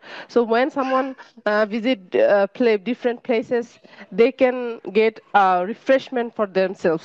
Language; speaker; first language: English; non-native, learner; Bangla